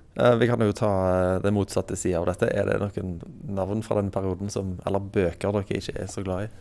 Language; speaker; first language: Norwegian; native; Norwegian